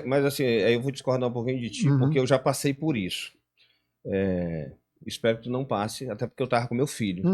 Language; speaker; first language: Portuguese; native; Portuguese